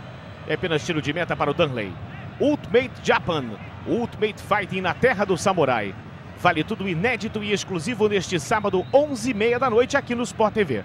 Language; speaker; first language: Portuguese; native; Portuguese